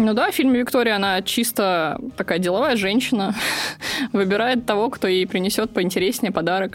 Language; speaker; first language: Russian; native; Russian